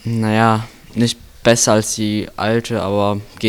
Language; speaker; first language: German; early bilingual, other home language; Romanian